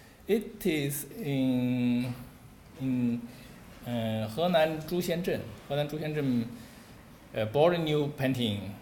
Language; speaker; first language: English; non-native, learner; Chinese